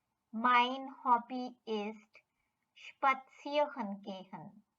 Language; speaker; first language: German; non-native, fluent; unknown